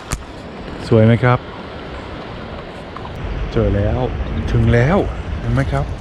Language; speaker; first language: Thai; non-native, learner; Swiss German